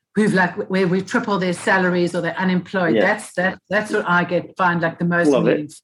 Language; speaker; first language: English; native; English